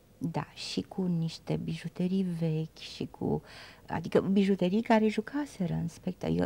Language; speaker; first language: Romanian; native; Romanian